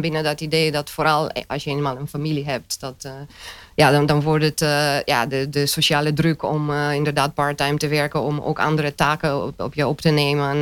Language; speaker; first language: Dutch; non-native, fluent; Romanian